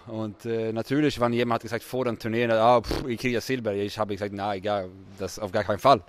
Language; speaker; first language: German; non-native, fluent; Swedish